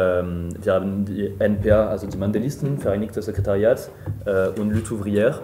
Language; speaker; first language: German; non-native, fluent; French